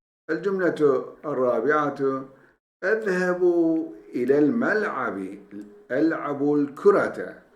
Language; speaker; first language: Arabic; non-native, fluent; Turkish